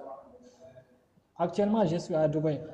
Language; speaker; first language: French; non-native, learner; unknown